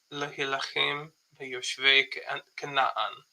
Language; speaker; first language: Hebrew; non-native, fluent; English